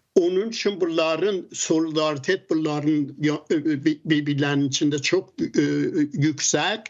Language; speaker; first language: Turkish; non-native, learner; Azerbaijani